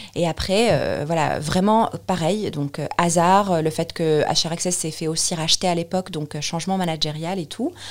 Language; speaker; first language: French; non-native, local second language; Arabic